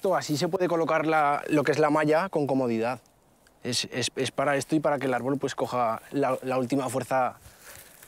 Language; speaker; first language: Spanish; native; Spanish